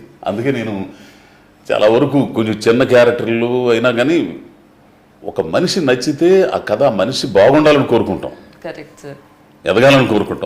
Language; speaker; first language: Telugu; native; Telugu